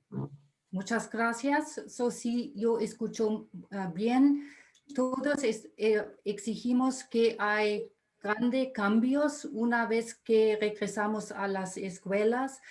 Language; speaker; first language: Spanish; non-native, fluent; German